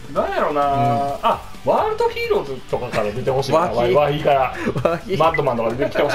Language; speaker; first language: Japanese; native; Japanese